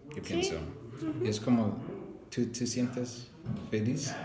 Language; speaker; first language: Spanish; non-native, fluent; English